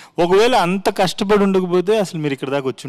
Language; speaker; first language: Telugu; native; Telugu